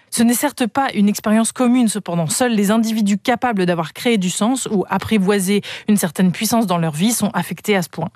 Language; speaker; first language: French; native; French